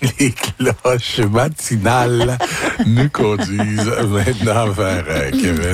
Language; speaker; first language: French; native; French